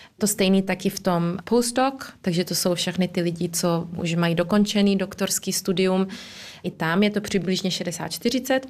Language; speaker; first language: Czech; early bilingual, heritage; Czech